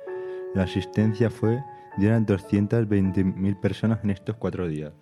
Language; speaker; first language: Spanish; native; Spanish